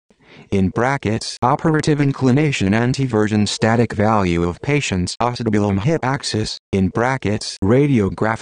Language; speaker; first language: English; non-native, fluent; Greek